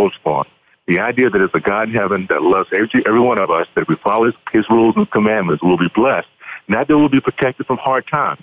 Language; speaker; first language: English; native; English